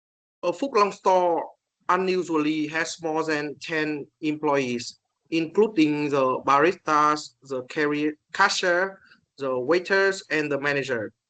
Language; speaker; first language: English; non-native, learner; Vietnamese